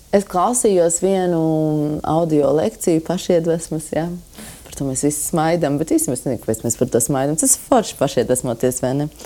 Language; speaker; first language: Latvian; native; Latvian